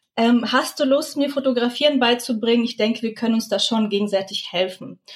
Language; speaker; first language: German; early bilingual, other home language; Russian